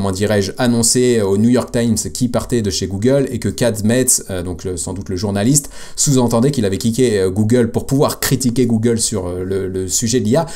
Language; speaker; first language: French; native; French